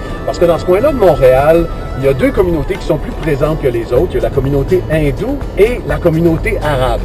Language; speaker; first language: French; native; French